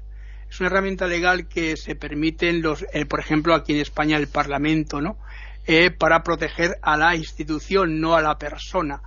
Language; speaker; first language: Spanish; native; Spanish